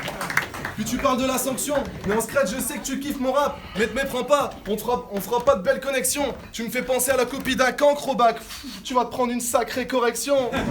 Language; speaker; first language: French; native; French